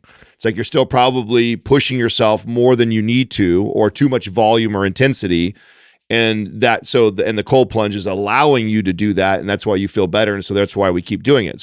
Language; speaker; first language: English; native; English